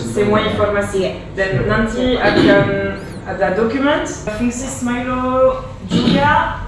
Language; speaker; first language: Indonesian; non-native, learner; French